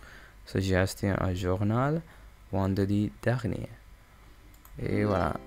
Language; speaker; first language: French; non-native, learner; English